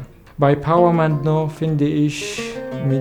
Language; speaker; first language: German; non-native, learner; Arabic